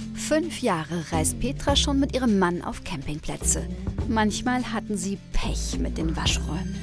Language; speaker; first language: German; native; German